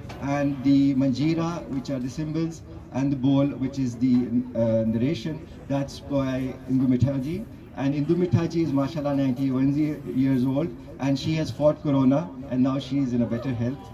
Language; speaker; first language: English; non-native, local second language; Pashto